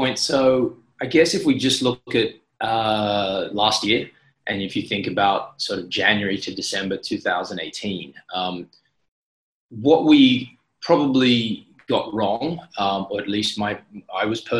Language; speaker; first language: English; native; English